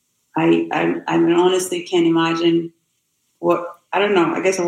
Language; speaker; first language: English; non-native, fluent; Rundi